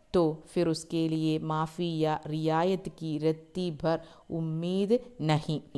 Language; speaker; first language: Hindi; non-native, local second language; Malayalam